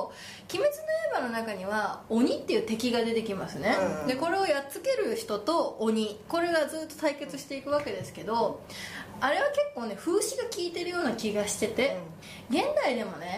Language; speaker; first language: Japanese; native; Japanese